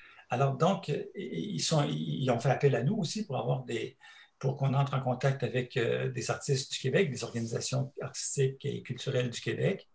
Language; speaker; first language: French; native; French